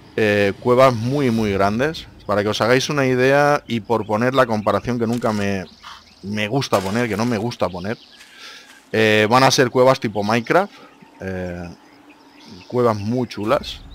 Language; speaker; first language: Spanish; native; Spanish